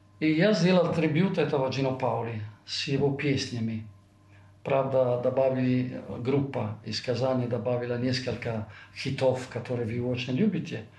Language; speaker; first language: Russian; non-native, fluent; Italian